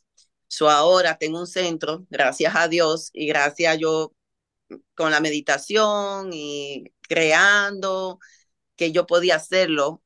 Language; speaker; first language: Spanish; early bilingual, heritage; Spanish